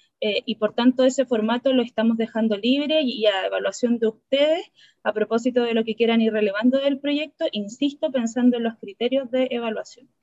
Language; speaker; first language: Spanish; native; Spanish